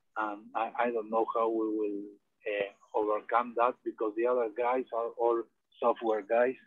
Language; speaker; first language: English; non-native, learner; Spanish